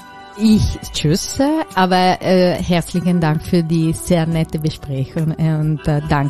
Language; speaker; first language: German; non-native, learner; Italian